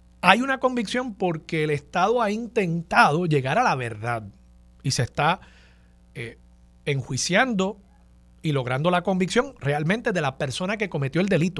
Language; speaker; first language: Spanish; native; Spanish